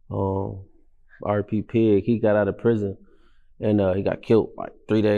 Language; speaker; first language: English; native; English